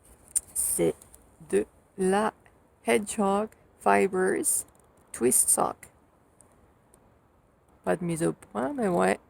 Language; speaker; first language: French; non-native, fluent; Finnish